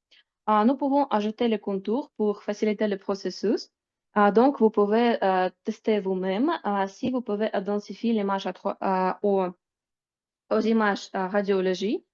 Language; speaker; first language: French; non-native, fluent; Russian